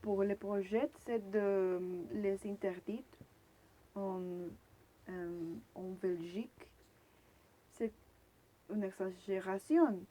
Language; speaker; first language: French; non-native, learner; Spanish